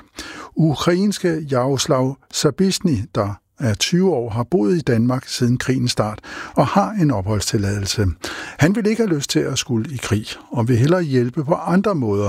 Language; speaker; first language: Danish; native; Danish